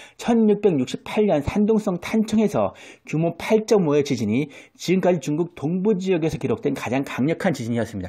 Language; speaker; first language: Korean; native; Korean